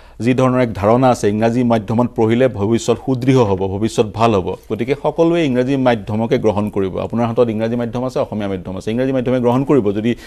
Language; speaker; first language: Assamese; native; Assamese